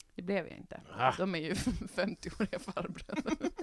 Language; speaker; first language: Swedish; native; Swedish